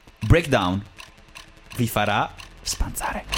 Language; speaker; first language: Italian; native; Italian